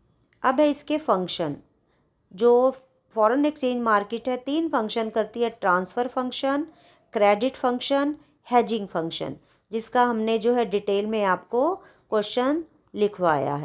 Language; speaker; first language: Hindi; non-native, local second language; Punjabi